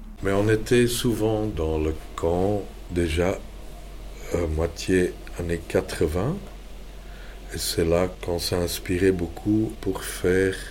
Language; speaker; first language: French; non-native, local second language; Dutch